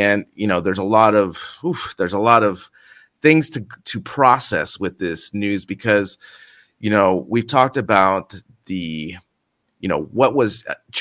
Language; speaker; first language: English; native; English